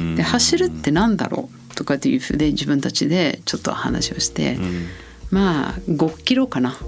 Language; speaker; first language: Japanese; non-native, fluent; English